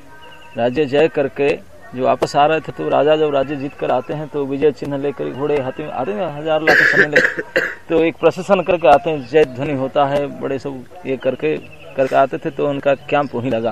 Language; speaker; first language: Hindi; non-native, local second language; Odia